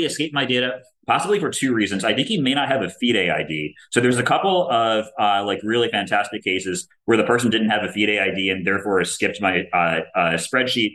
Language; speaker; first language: English; native; English